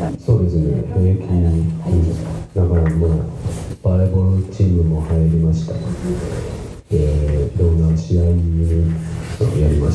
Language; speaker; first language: Japanese; non-native, learner; Chinese